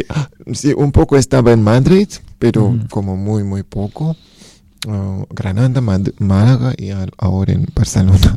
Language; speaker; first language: Spanish; non-native, learner; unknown